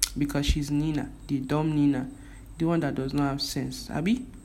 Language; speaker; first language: English; non-native, local second language; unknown